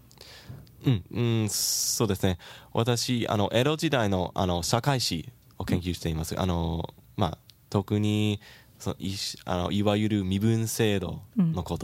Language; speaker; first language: Japanese; non-native, learner; English